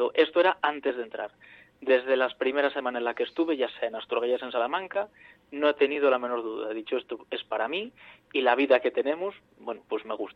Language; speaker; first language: Spanish; native; Spanish